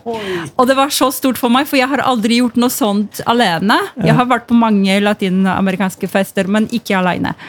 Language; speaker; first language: Norwegian; non-native, fluent; Polish